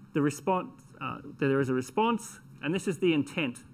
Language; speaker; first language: English; native; English